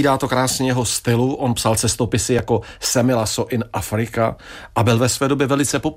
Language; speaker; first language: Czech; native; Czech